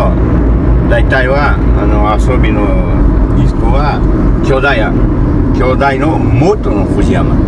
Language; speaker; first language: Japanese; non-native, learner; Portuguese